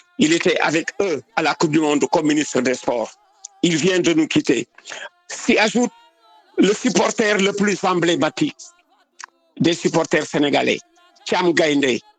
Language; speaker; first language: French; non-native, local second language; Wolof